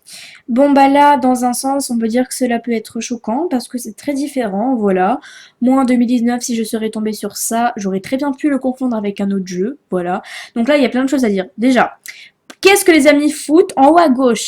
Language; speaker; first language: French; native; French